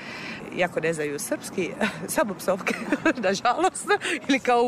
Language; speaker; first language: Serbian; non-native, fluent; Italian